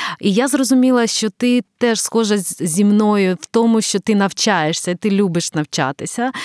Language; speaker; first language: Ukrainian; native; Ukrainian